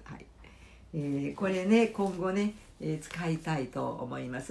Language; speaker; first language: Japanese; native; Japanese